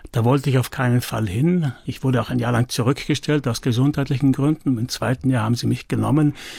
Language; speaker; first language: German; native; German